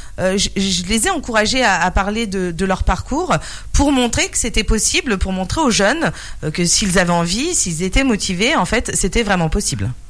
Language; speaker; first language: French; native; French